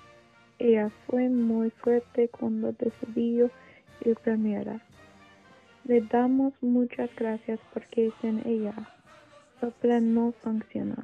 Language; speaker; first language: Spanish; non-native, learner; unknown